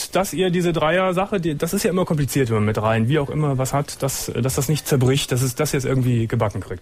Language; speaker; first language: German; native; German